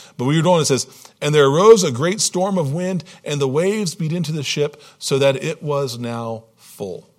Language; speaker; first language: English; native; English